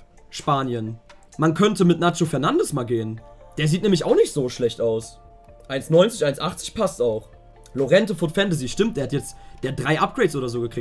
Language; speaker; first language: German; native; German